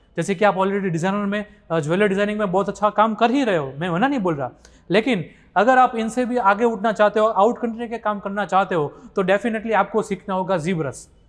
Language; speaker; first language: Hindi; non-native, local second language; Gujarati